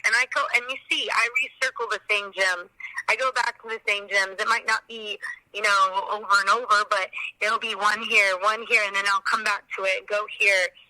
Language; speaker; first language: English; native; English